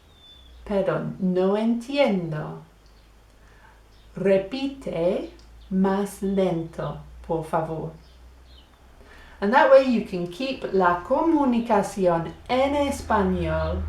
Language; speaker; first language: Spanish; non-native, fluent; English